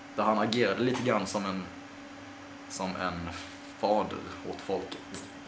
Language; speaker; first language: Swedish; native; Swedish